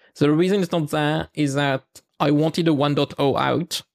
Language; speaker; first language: English; non-native, fluent; French